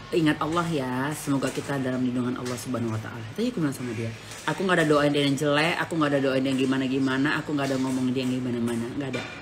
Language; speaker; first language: Indonesian; native; Indonesian